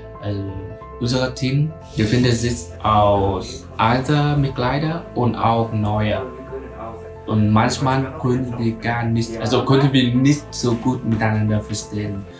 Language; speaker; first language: German; non-native, fluent; Vietnamese